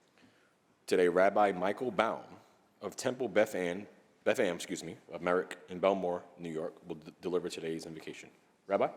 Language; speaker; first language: English; native; English